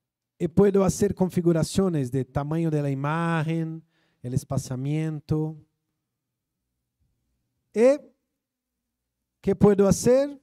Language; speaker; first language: Spanish; non-native, fluent; Portuguese